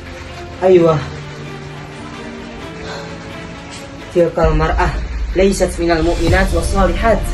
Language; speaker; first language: Arabic; non-native, learner; Indonesian